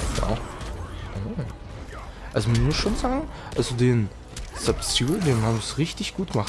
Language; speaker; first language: German; native; German